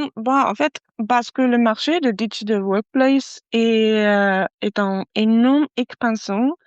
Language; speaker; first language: French; non-native, fluent; German